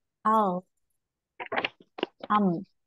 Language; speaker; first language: Korean; non-native, learner; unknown